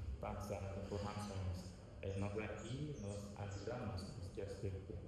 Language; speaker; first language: Portuguese; non-native, fluent; Haitian Creole